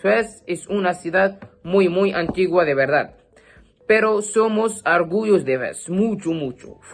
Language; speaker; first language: Spanish; non-native, learner; Arabic